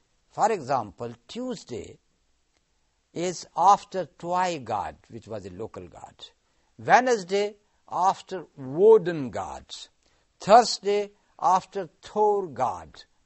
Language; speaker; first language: English; non-native, local second language; Urdu